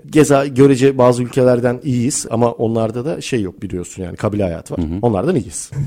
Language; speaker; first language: Turkish; native; Turkish